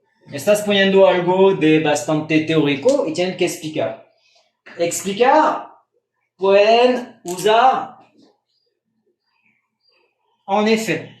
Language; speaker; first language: Spanish; non-native, fluent; French